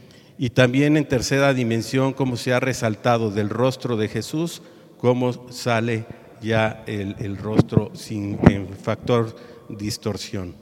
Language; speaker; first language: Spanish; native; Spanish